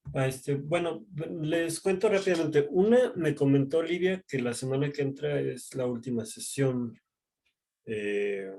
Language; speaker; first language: Spanish; native; Spanish